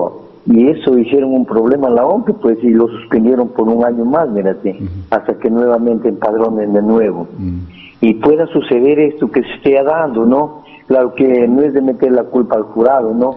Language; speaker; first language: Spanish; native; Spanish